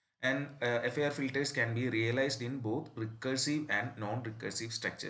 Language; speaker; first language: English; non-native, local second language; Malayalam